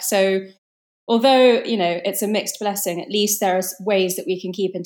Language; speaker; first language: English; native; English